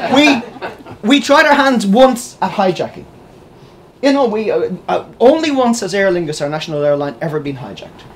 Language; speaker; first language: English; native; English